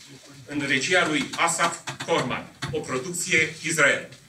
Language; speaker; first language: Romanian; native; Romanian